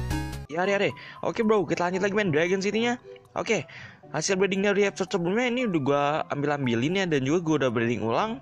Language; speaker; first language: Indonesian; native; Indonesian